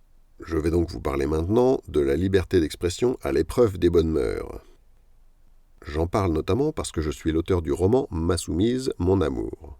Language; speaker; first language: French; native; French